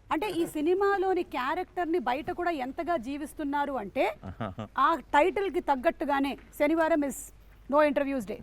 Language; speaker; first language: Telugu; native; Telugu